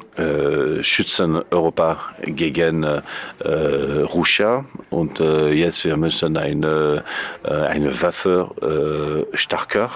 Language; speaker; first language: German; non-native, learner; Catalan